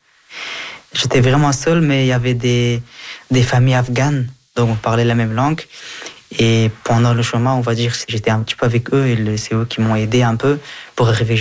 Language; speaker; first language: French; early bilingual, other home language; Persian